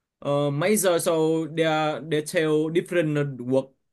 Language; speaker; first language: English; non-native, learner; Vietnamese